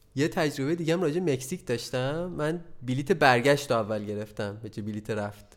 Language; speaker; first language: Persian; native; Persian